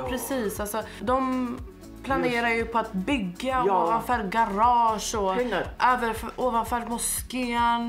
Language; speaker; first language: Swedish; native; Swedish